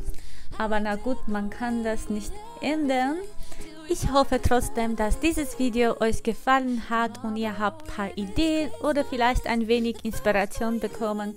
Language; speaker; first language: German; non-native, fluent; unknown